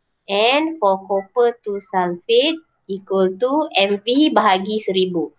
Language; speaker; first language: English; non-native, local second language; Malay